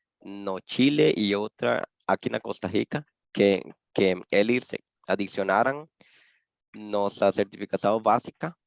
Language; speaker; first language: Portuguese; non-native, fluent; Spanish